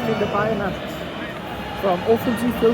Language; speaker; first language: German; native; German